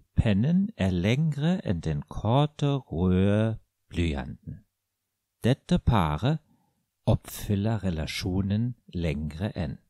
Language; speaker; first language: Norwegian; non-native, fluent; German